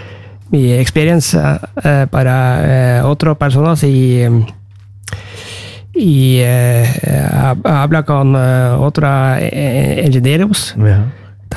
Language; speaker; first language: Spanish; non-native, learner; Norwegian